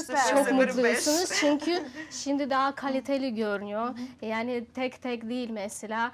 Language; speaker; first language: Turkish; non-native, learner; Russian